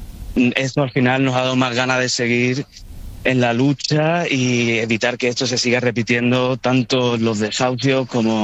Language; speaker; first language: Spanish; native; Spanish